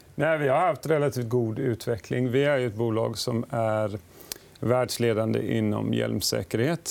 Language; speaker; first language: Swedish; native; Swedish